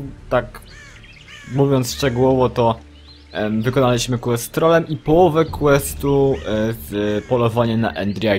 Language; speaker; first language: Polish; native; Polish